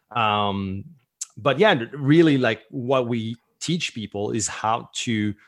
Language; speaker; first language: English; non-native, fluent; French